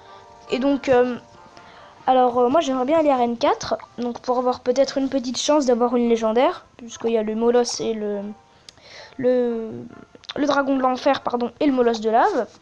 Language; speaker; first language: French; native; French